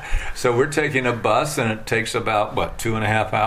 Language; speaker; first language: English; native; English